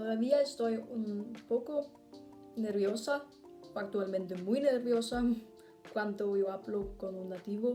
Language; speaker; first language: Spanish; non-native, learner; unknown